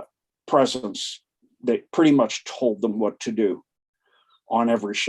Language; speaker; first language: English; native; English